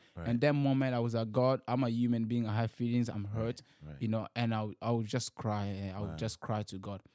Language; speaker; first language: English; early bilingual, other home language; Lingala